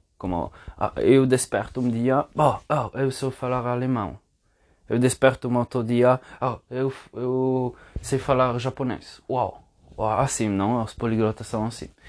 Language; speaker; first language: Portuguese; non-native, fluent; Italian